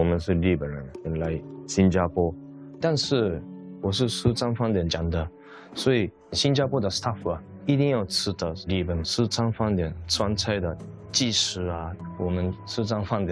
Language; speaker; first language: Chinese; non-native, fluent; Japanese